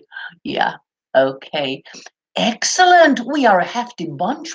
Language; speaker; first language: English; non-native, fluent; Finnish